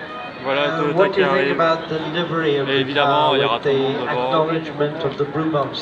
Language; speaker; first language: French; native; French